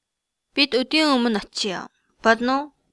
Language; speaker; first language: Mongolian; non-native, learner; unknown